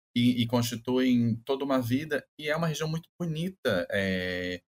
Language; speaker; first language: Portuguese; native; Portuguese